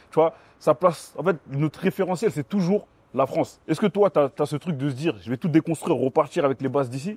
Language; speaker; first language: French; early bilingual, other home language; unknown